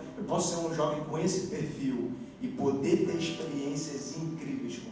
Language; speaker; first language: Portuguese; native; Portuguese